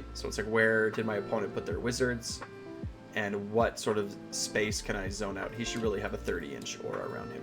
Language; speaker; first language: English; native; English